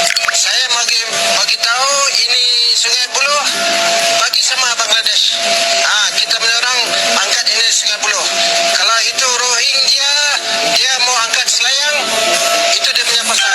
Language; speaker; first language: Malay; non-native, learner; Bangla